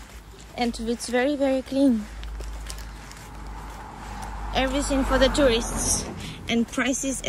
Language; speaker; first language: English; non-native, fluent; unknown